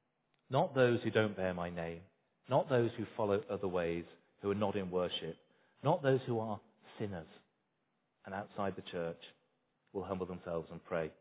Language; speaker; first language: English; native; English